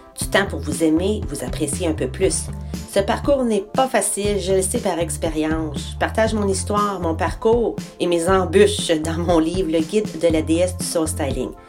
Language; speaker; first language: French; native; French